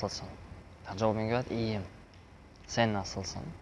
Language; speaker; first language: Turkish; non-native, fluent; Tajik